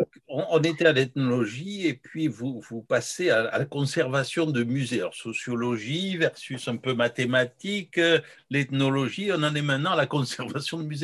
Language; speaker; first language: French; native; French